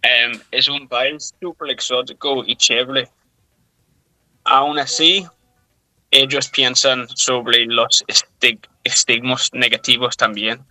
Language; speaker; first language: Spanish; non-native, fluent; English